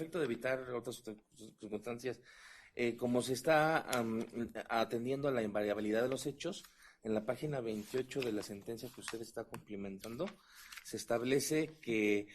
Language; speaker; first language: Spanish; native; Spanish